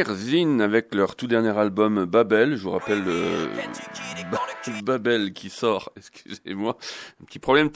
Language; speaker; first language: French; native; French